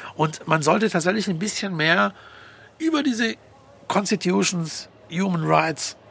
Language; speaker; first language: German; native; German